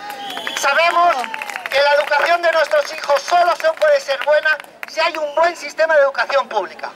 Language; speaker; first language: Spanish; native; Spanish